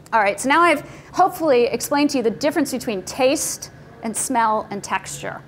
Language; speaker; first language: English; native; English